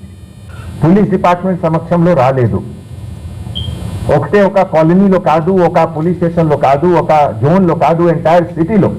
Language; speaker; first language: Telugu; non-native, fluent; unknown